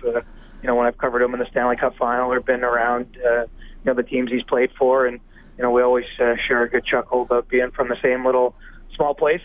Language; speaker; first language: English; native; English